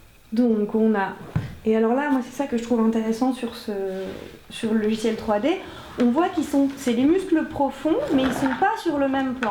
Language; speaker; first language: French; native; French